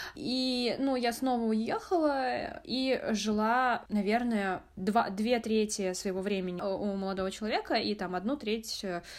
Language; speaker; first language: Russian; native; Russian